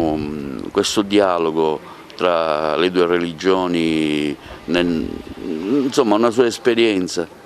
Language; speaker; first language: Italian; native; Italian